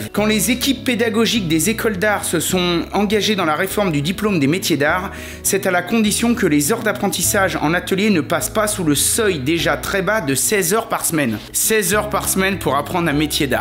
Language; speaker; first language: French; native; French